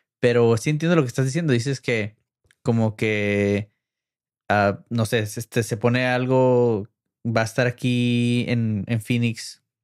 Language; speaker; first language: Spanish; early bilingual, heritage; English